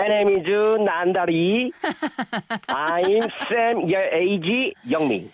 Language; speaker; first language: English; non-native, learner; Korean